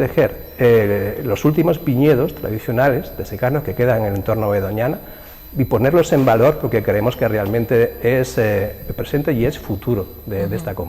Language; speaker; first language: Spanish; native; Spanish